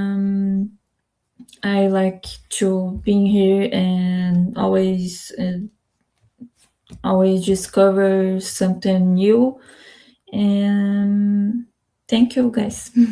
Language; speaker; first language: English; non-native, learner; Spanish